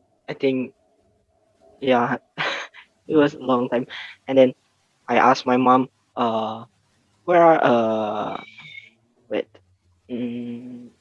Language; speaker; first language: English; non-native, learner; Indonesian